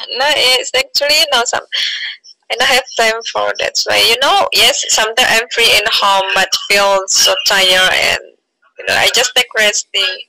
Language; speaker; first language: English; non-native, learner; Indonesian